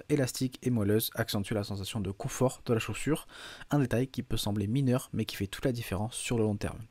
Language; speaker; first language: French; native; French